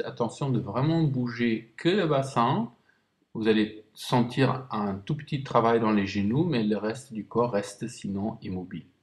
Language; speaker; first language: French; non-native, fluent; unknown